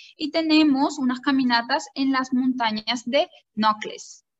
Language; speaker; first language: Spanish; native; Spanish